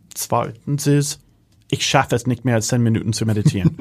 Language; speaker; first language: German; non-native, fluent; English